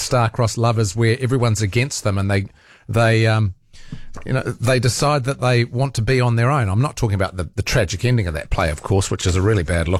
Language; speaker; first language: English; native; English